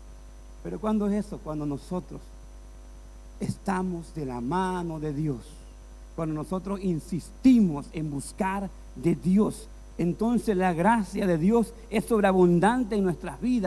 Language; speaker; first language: Spanish; native; Spanish